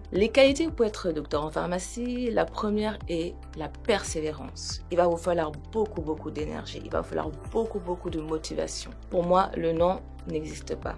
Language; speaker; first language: French; non-native, local second language; Wolof